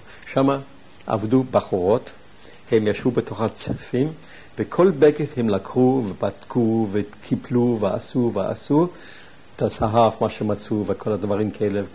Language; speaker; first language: Hebrew; non-native, fluent; German